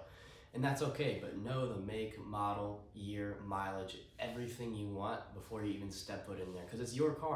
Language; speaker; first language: English; native; English